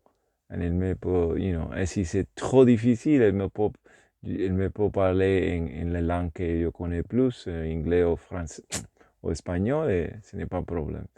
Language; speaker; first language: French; non-native, learner; Spanish